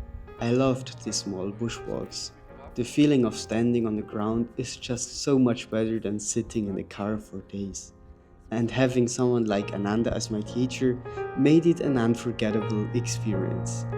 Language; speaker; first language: English; non-native, fluent; German